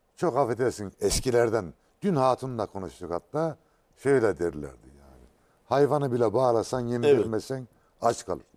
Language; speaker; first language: Turkish; native; Turkish